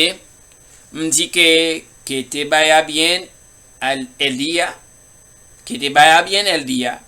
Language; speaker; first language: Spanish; non-native, learner; Haitian Creole